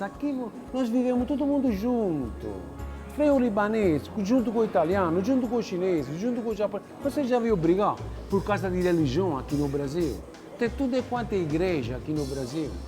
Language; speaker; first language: Portuguese; non-native, fluent; Italian